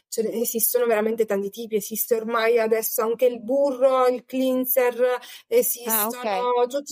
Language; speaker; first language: Italian; native; Italian